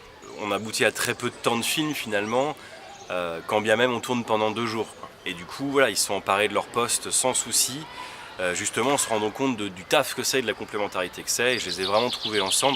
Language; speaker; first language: French; native; French